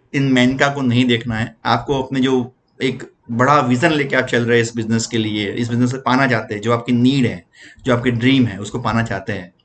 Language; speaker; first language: Hindi; non-native, local second language; Gujarati